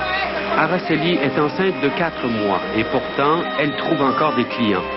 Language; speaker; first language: French; native; French